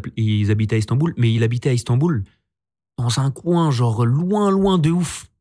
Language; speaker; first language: French; native; French